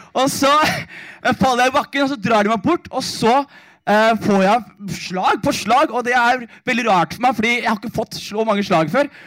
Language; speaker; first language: Norwegian; early bilingual, other home language; Somali